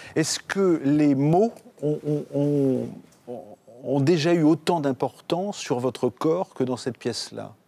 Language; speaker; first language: French; native; French